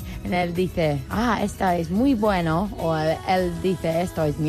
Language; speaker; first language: Spanish; non-native, learner; English